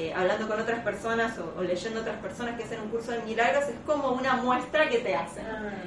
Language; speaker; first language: Spanish; native; Spanish